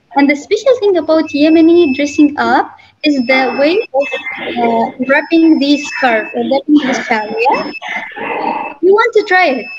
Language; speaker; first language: English; non-native, fluent; Arabic